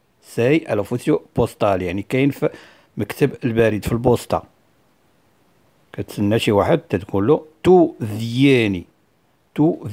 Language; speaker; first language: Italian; non-native, fluent; Arabic